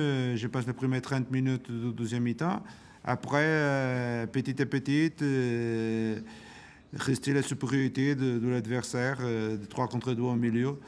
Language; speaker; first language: French; non-native, learner; Portuguese